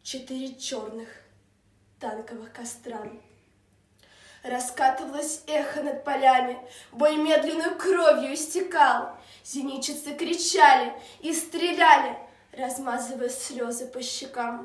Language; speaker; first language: Russian; native; Russian